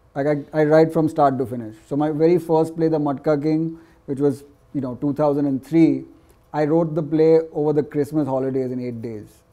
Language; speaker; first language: English; non-native, local second language; Gujarati